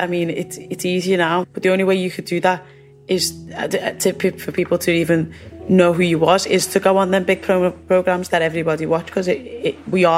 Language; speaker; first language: English; native; English